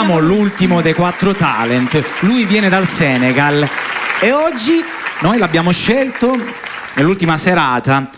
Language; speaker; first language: Italian; native; Italian